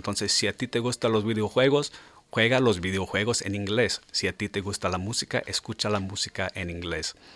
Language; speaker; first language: Spanish; non-native, fluent; English